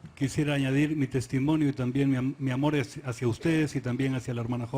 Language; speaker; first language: Spanish; native; Spanish